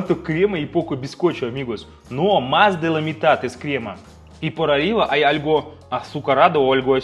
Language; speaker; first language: Spanish; non-native, fluent; Russian